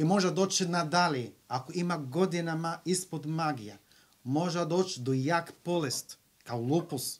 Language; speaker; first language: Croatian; non-native, learner; Arabic